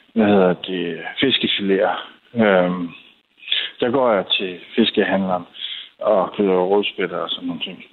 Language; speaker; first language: Danish; native; Danish